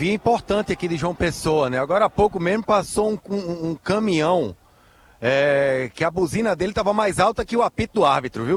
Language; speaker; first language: Portuguese; native; Portuguese